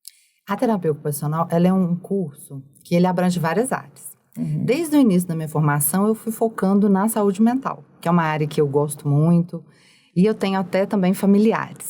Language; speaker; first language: Portuguese; native; Portuguese